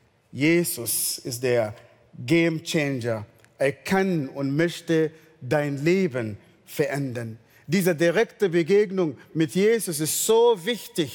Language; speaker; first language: German; non-native, fluent; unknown